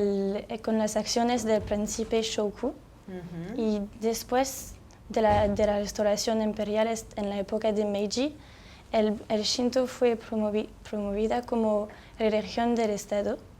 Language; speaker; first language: Spanish; non-native, fluent; French